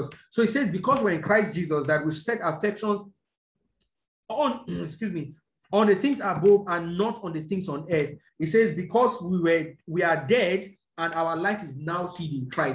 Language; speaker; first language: English; non-native, local second language; Yoruba